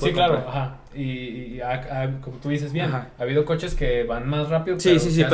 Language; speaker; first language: Spanish; native; Spanish